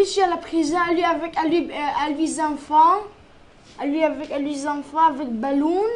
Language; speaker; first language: French; non-native, learner; Arabic